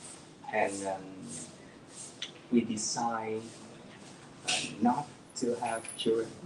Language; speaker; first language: English; non-native, learner; Vietnamese